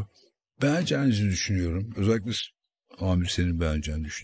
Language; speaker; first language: Turkish; native; Turkish